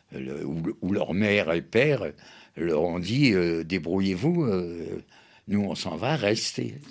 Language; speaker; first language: French; native; French